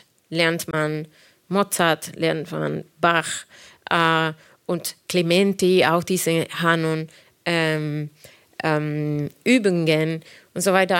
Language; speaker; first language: German; non-native, fluent; Spanish